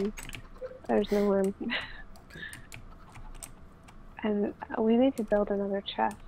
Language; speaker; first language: English; native; English